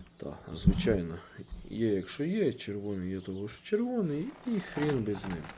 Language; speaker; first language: Ukrainian; non-native, local second language; Russian